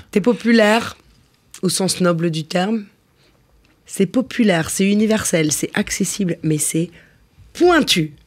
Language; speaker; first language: French; native; French